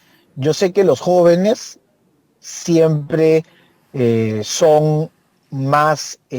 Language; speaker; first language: Spanish; native; Spanish